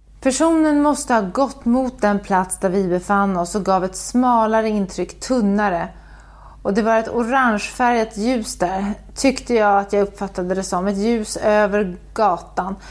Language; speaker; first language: Swedish; native; Swedish